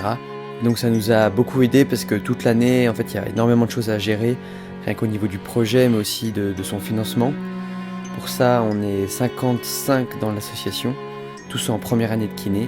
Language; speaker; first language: French; native; French